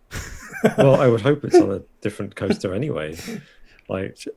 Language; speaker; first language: English; native; English